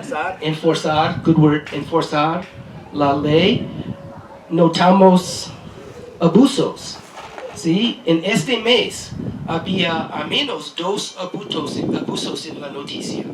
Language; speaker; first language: Spanish; non-native, learner; English